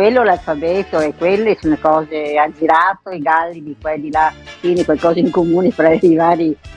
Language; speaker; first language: Italian; non-native, local second language; Venetian